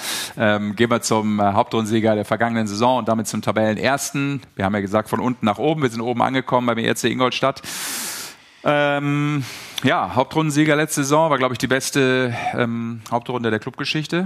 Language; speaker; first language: German; native; German